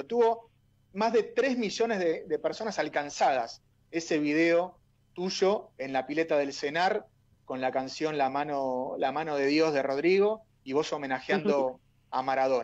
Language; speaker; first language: Spanish; native; Spanish